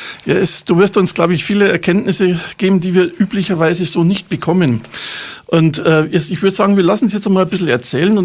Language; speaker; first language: German; native; German